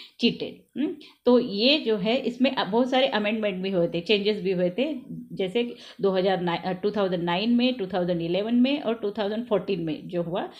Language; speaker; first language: Hindi; non-native, local second language; Marathi